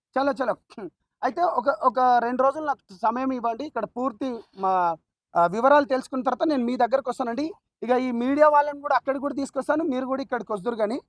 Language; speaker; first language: Telugu; non-native, local second language; Lambadi